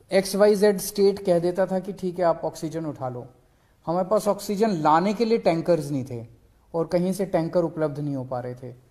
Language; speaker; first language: Hindi; native; Hindi